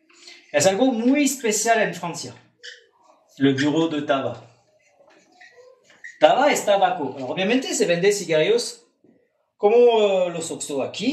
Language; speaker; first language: Spanish; non-native, fluent; French